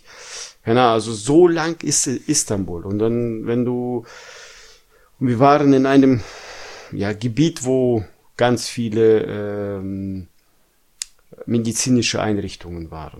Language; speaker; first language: German; non-native, fluent; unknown